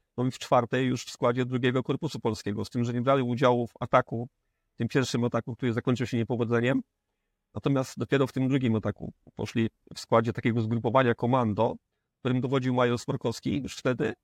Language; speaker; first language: Polish; native; Polish